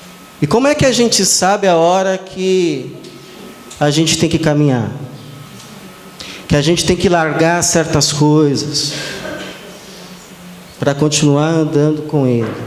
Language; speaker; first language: Portuguese; native; Portuguese